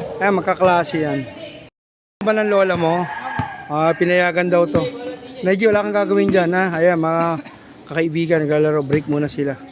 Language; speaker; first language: Filipino; native; Filipino